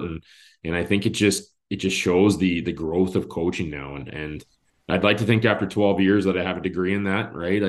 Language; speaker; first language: English; native; English